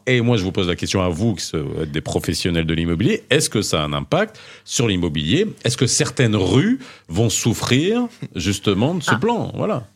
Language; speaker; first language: French; non-native, local second language; Arabic